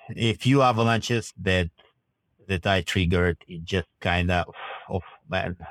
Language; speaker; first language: English; non-native, fluent; Russian